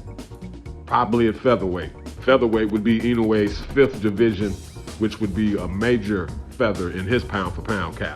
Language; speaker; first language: English; native; English